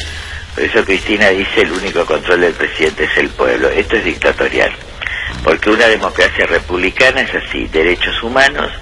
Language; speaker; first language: Spanish; native; Spanish